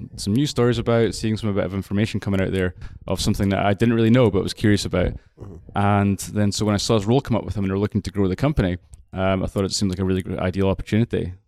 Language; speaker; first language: English; native; English